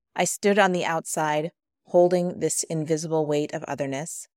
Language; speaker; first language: English; native; English